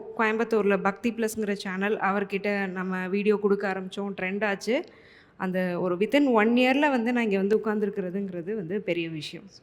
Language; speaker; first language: Tamil; native; Tamil